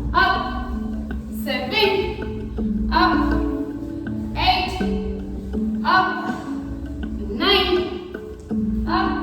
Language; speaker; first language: English; non-native, local second language; Kannada